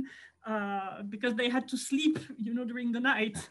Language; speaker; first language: English; non-native, fluent; French